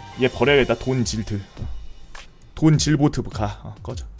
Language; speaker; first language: Korean; native; Korean